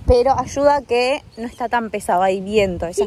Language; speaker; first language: Spanish; native; Spanish